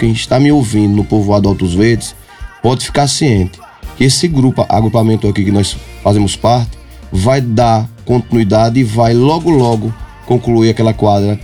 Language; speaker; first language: Portuguese; native; Portuguese